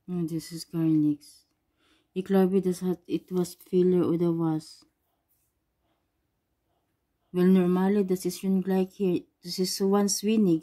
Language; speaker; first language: German; non-native, learner; Filipino